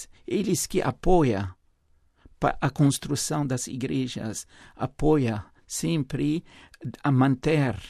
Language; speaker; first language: Portuguese; non-native, fluent; Arabic